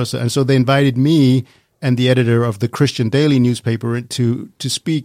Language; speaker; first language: English; non-native, fluent; Danish